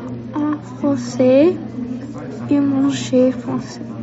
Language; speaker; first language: French; non-native, learner; English